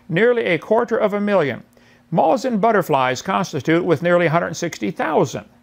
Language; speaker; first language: English; native; English